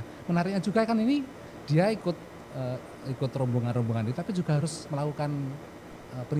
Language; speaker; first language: Indonesian; native; Indonesian